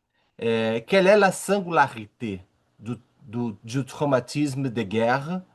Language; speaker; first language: French; non-native, learner; Portuguese